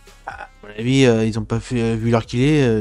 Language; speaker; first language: French; native; French